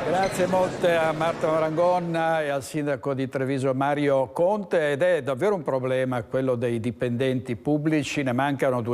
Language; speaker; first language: Italian; native; Italian